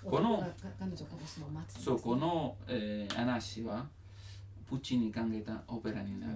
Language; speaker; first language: Japanese; non-native, learner; Italian